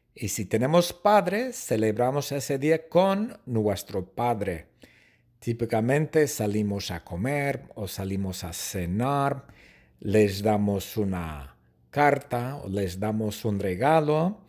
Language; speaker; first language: Spanish; non-native, fluent; English